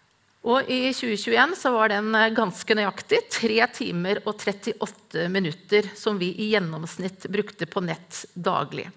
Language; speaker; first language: Norwegian; native; Norwegian